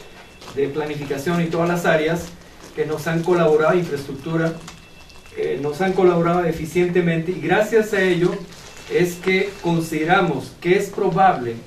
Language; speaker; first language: Spanish; native; Spanish